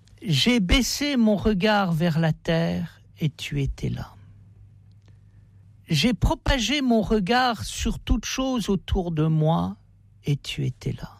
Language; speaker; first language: French; native; French